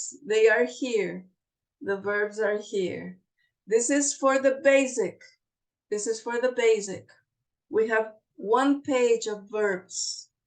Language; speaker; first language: English; non-native, fluent; Portuguese